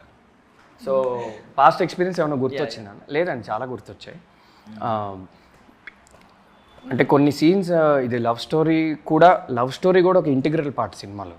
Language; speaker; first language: Telugu; native; Telugu